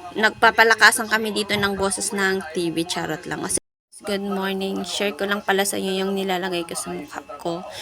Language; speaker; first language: Filipino; non-native, local second language; Cebuano